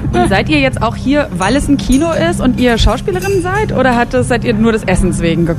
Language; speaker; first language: German; native; German